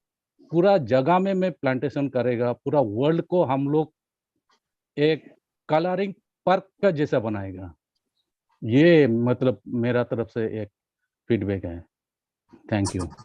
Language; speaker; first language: Hindi; non-native, local second language; Assamese